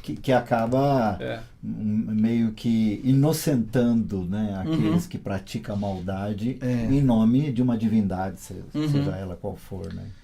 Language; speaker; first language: Portuguese; native; Portuguese